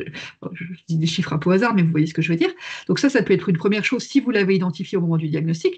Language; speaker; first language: French; native; French